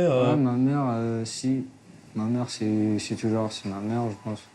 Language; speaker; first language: French; non-native, fluent; Persian